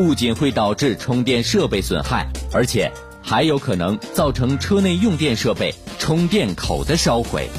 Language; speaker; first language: Chinese; native; Chinese